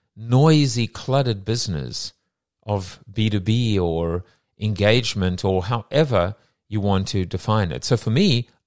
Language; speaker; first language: English; native; English